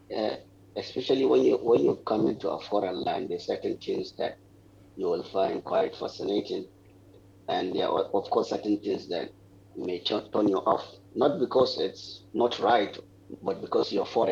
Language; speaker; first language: English; non-native, local second language; Hausa